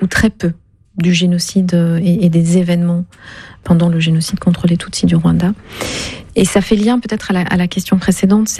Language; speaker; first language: French; non-native, local second language; Kinyarwanda